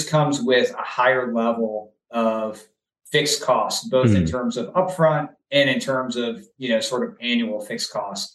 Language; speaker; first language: English; native; English